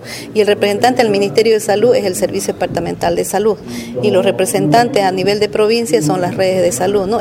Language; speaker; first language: Spanish; native; Spanish